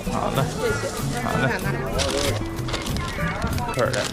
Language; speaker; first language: Chinese; native; Chinese